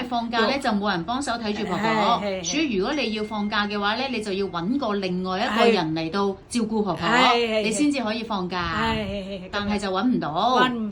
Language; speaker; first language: Cantonese; native; Cantonese